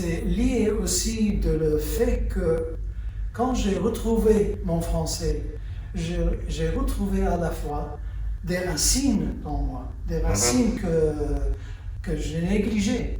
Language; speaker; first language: French; early bilingual, heritage; French